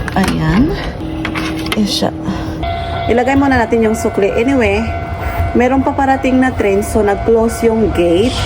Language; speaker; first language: Filipino; non-native, local second language; Cebuano